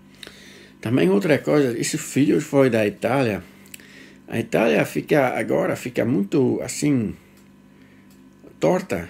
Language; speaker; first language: Portuguese; non-native, fluent; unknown